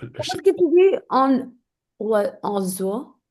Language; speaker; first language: French; non-native, learner; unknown